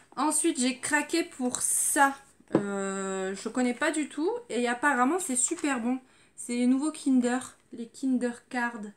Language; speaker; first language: French; native; French